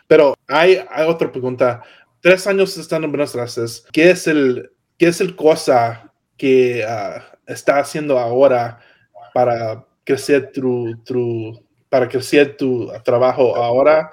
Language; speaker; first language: Spanish; non-native, learner; English